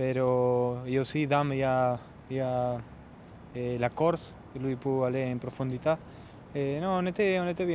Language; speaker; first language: French; non-native, learner; Spanish